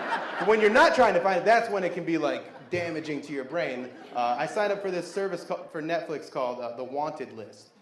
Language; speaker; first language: English; native; English